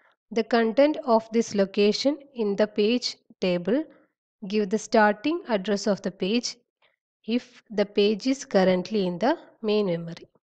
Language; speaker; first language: English; non-native, local second language; Malayalam